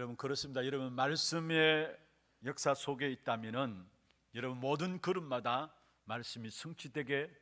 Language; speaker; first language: Korean; native; Korean